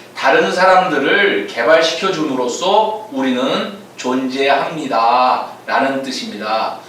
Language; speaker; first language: Korean; native; Korean